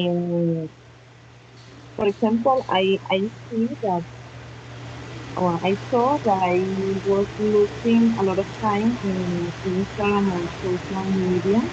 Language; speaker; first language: English; non-native, learner; Spanish